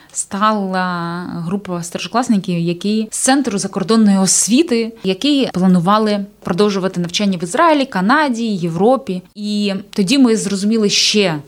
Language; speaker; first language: Ukrainian; native; Ukrainian